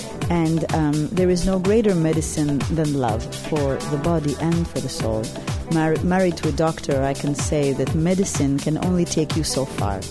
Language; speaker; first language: English; early bilingual, other home language; Hebrew